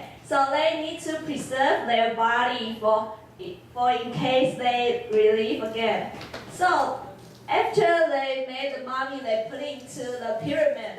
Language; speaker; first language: English; non-native, learner; Chinese